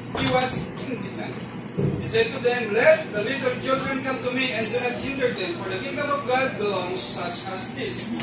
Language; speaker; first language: English; non-native, local second language; Filipino